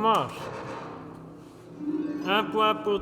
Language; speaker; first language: French; non-native, local second language; German